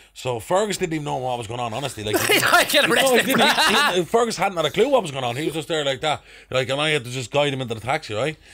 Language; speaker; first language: English; native; English